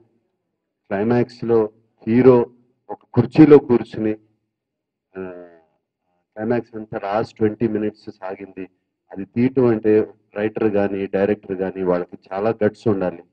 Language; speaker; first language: Telugu; native; Telugu